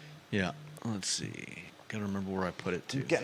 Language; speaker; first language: English; native; English